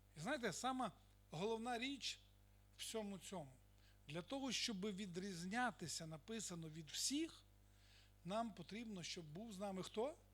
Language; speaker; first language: Ukrainian; non-native, local second language; Russian